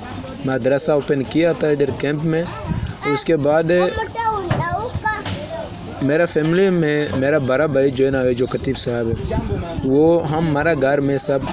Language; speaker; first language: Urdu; non-native, learner; Swahili